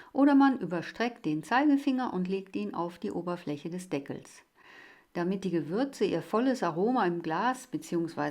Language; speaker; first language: German; native; German